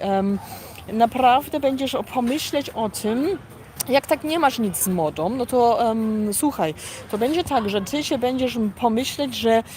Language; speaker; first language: Polish; early bilingual, heritage; Polish